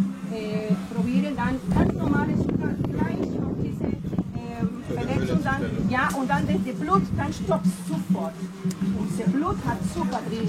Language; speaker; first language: German; non-native, fluent; French